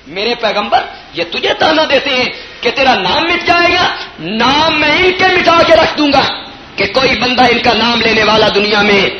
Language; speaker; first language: Urdu; non-native, local second language; Punjabi